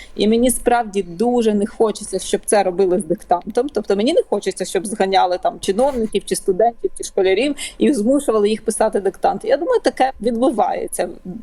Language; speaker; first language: Ukrainian; native; Ukrainian